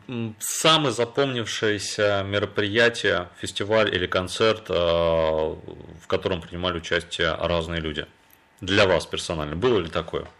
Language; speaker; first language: Russian; native; Russian